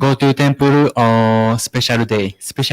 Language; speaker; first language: English; non-native, learner; Japanese